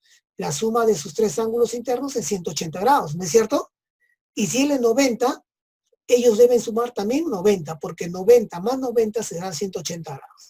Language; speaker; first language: Spanish; native; Spanish